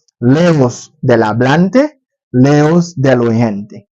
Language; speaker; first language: Spanish; non-native, learner; Haitian Creole